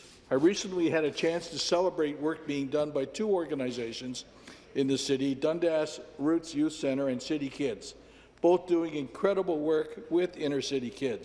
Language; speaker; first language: English; native; English